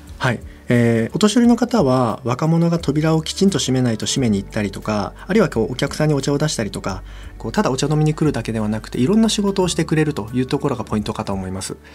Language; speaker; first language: Japanese; native; Japanese